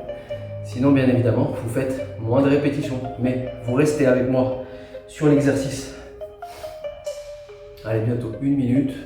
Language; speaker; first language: French; native; French